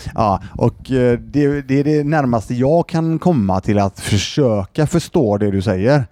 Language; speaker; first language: Swedish; native; Swedish